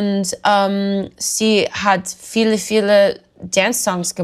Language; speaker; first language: German; non-native, learner; English